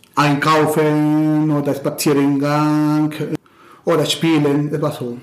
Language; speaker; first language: German; non-native, learner; Spanish